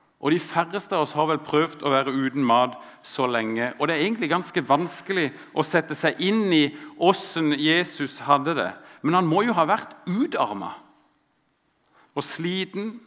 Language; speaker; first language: Norwegian; native; Norwegian